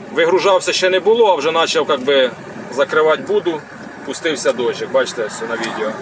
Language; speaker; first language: Ukrainian; non-native, local second language; Russian